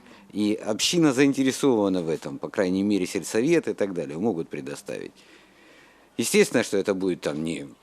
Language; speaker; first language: Russian; native; Russian